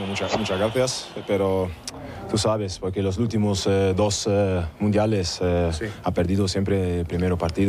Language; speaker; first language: Spanish; non-native, fluent; German